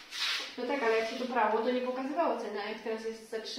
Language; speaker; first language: Polish; native; Polish